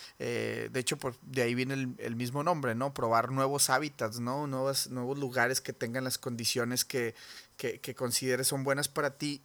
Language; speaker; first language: Spanish; native; Spanish